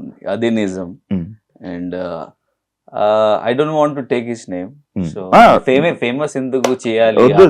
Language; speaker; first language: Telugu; non-native, learner; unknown